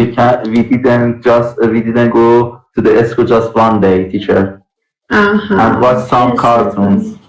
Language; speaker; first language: English; non-native, learner; Persian